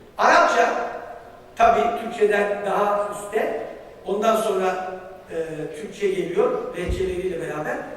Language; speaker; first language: Turkish; native; Turkish